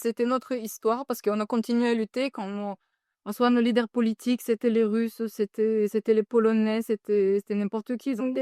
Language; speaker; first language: French; non-native, fluent; Ukrainian